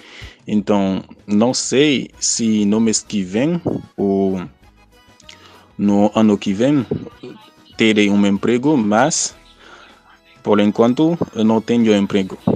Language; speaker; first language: Portuguese; non-native, fluent; Haitian Creole